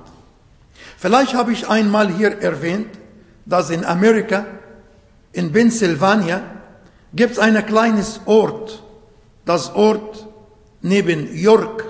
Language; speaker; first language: German; non-native, learner; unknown